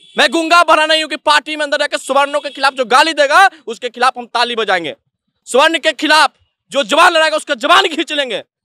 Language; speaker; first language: Hindi; native; Hindi